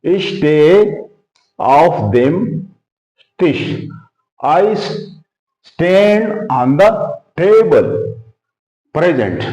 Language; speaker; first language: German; non-native, fluent; Urdu